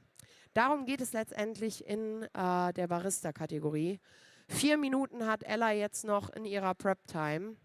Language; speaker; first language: German; native; German